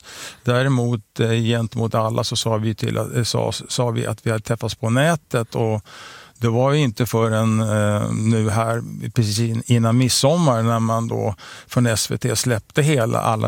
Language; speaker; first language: Swedish; native; Swedish